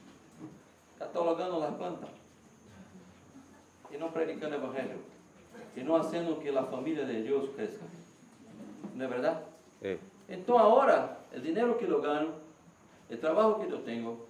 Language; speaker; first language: Spanish; non-native, learner; Portuguese